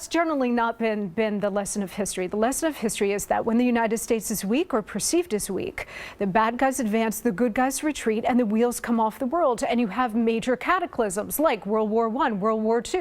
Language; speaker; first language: English; native; English